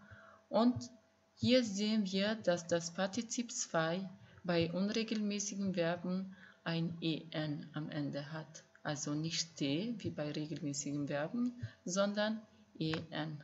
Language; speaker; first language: German; non-native, fluent; Albanian